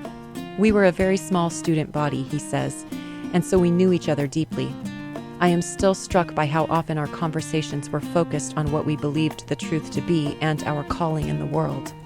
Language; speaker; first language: English; native; English